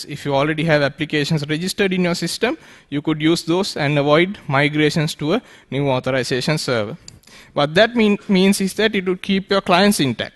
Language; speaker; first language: English; non-native, local second language; Sinhala